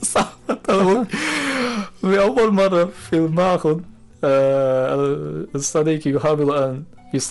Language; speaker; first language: Arabic; non-native, learner; Japanese